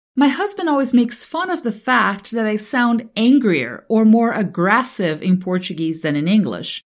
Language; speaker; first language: English; non-native, fluent; Portuguese